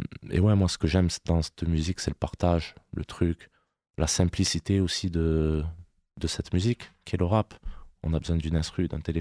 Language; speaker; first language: French; native; French